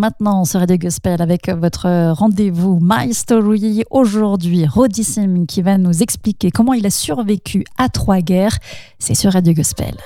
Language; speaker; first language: French; native; French